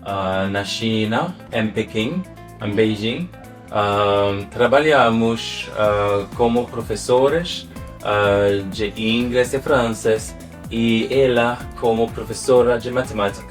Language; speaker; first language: Portuguese; non-native, learner; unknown